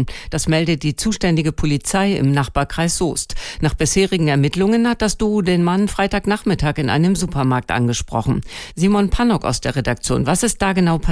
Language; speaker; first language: German; native; German